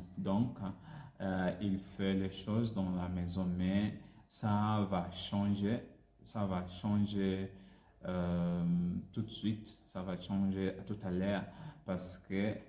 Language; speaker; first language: French; non-native, learner; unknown